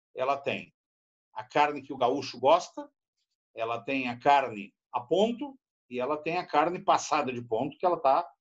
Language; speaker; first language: Portuguese; native; Portuguese